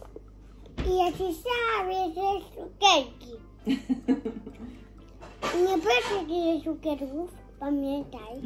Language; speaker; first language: Polish; early bilingual, heritage; Polish